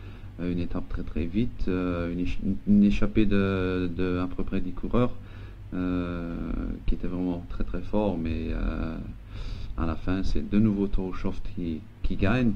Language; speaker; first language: French; non-native, local second language; Luxembourgish